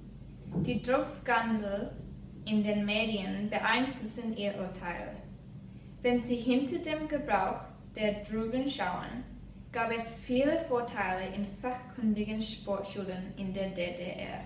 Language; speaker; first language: German; non-native, learner; English